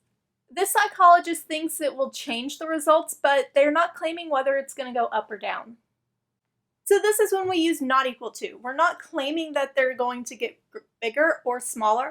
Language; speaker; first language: English; native; English